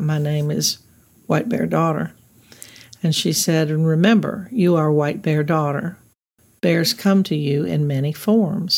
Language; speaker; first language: English; native; English